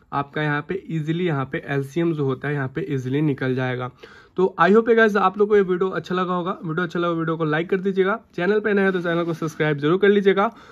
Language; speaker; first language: Hindi; native; Hindi